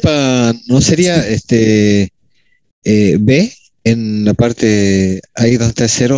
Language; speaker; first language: Spanish; native; Spanish